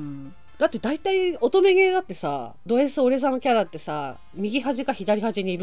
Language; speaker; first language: Japanese; native; Japanese